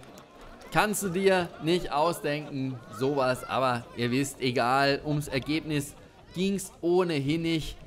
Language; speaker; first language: German; native; German